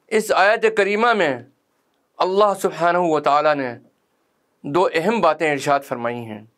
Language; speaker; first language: Urdu; native; Urdu